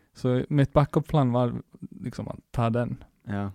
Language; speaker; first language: Swedish; non-native, fluent; Icelandic